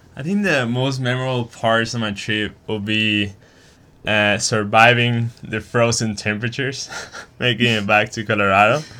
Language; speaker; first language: English; non-native, fluent; Spanish